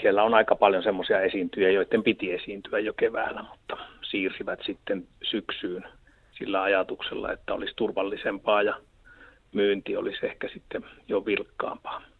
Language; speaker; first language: Finnish; native; Finnish